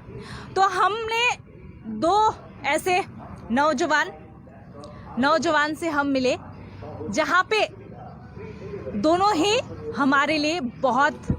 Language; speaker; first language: Hindi; native; Hindi